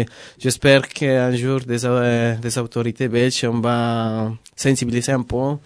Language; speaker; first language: French; non-native, learner; Spanish